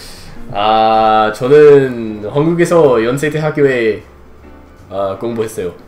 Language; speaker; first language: Korean; non-native, learner; English